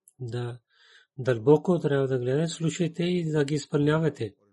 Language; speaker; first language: Bulgarian; non-native, learner; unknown